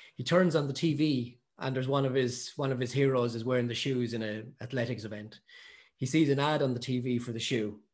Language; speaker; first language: English; native; English